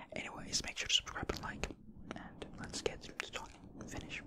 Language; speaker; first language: English; non-native, fluent; Finnish